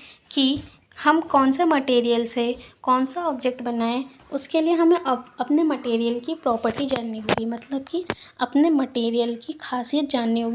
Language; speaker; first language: Hindi; native; Hindi